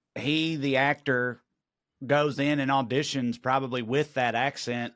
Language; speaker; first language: English; native; English